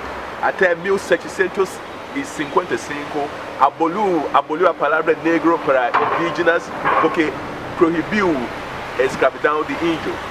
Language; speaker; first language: Portuguese; non-native, learner; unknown